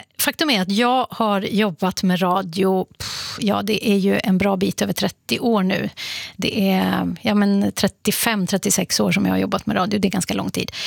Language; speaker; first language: Swedish; early bilingual, other home language; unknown